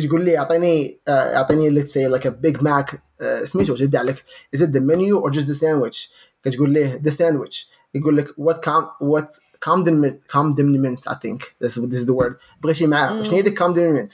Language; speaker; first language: English; non-native, fluent; Arabic